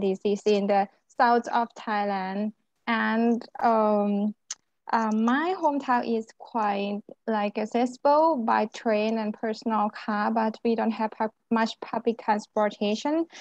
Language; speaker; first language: English; non-native, learner; Thai